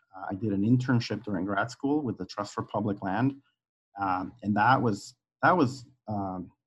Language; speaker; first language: English; non-native, fluent; Spanish